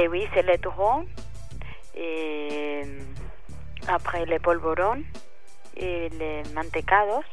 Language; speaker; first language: French; non-native, learner; Spanish